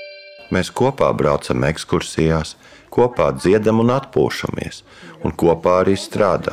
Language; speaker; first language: Latvian; native; Latvian